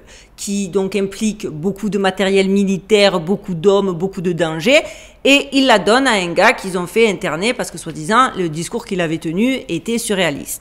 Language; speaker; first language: French; native; French